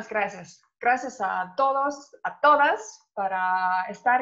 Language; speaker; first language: Spanish; non-native, fluent; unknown